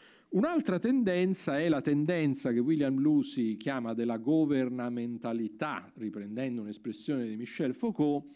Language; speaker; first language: Italian; native; Italian